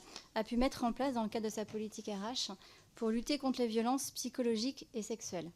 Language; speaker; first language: French; native; French